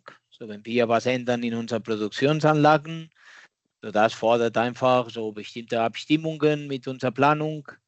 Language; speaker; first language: German; non-native, fluent; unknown